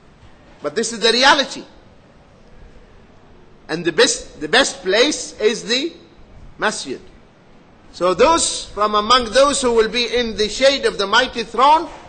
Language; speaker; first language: English; non-native, fluent; Arabic